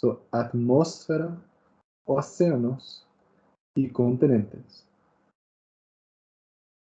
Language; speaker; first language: Spanish; non-native, learner; English